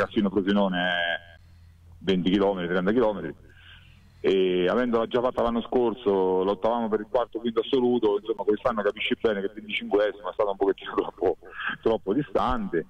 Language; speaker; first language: Italian; native; Italian